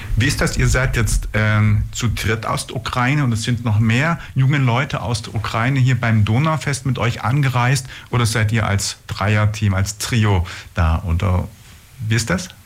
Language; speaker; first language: German; native; German